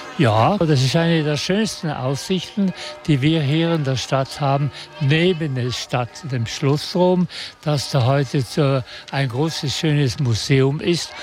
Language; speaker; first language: German; native; German